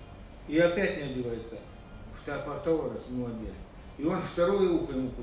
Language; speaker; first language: Russian; native; Russian